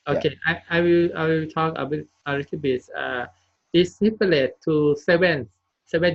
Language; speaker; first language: English; non-native, learner; Thai